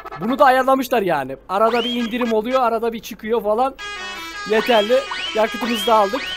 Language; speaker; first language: Turkish; native; Turkish